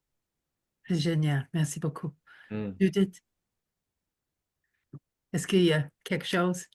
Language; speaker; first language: French; non-native, local second language; English